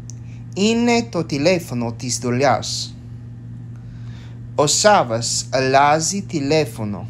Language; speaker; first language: Greek; non-native, learner; English